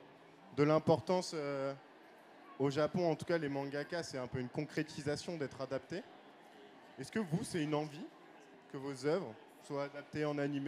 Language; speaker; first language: French; native; French